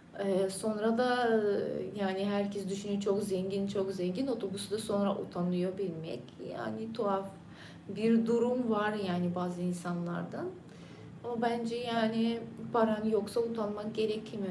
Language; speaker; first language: Turkish; non-native, fluent; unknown